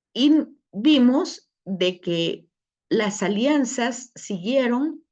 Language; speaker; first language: Spanish; native; Spanish